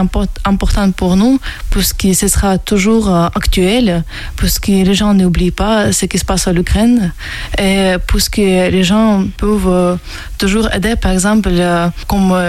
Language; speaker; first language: French; non-native, fluent; Ukrainian